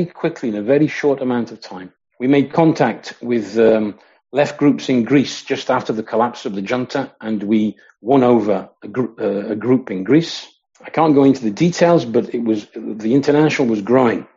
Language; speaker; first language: English; native; English